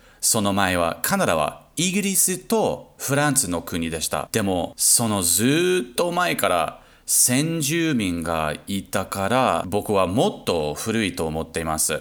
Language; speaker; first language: Japanese; non-native, learner; English